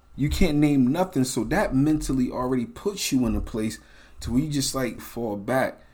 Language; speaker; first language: English; native; English